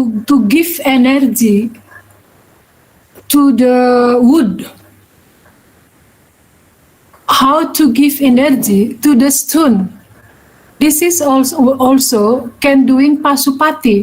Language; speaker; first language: English; non-native, learner; Balinese